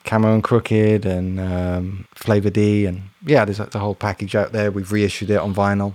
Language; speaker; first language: English; native; English